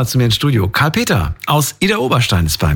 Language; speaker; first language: German; native; German